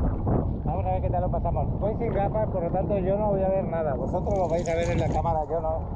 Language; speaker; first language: Spanish; native; Spanish